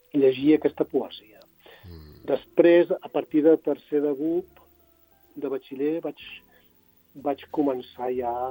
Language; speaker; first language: Catalan; non-native, local second language; Spanish